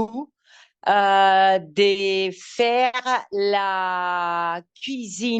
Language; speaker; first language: French; non-native, learner; Greek